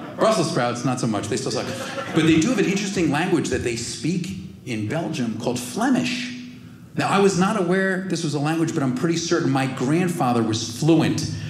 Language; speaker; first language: English; native; English